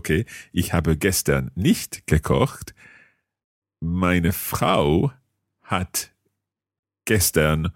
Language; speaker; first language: German; non-native, learner; English